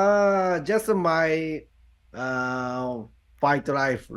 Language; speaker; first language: English; non-native, learner; Japanese